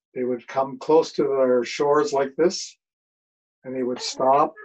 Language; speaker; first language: English; native; English